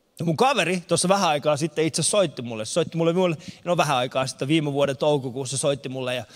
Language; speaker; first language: Finnish; early bilingual, other home language; Persian